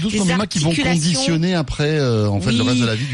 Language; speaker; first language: French; native; French